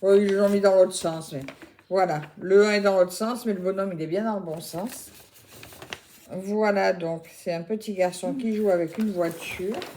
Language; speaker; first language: French; native; French